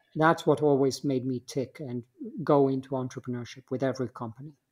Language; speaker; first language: English; non-native, fluent; Swedish